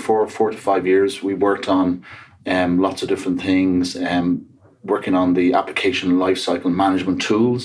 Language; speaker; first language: English; native; English